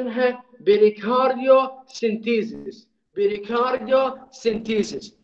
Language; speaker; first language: Arabic; native; Arabic